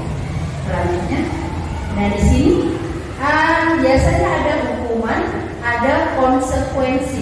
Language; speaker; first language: Indonesian; native; Indonesian